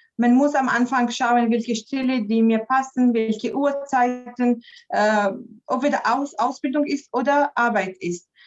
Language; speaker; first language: German; non-native, fluent; Arabic